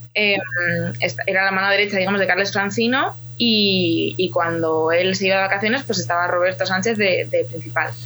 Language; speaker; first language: Spanish; early bilingual, other home language; Ukrainian